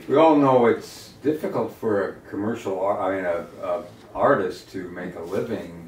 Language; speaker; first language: English; native; English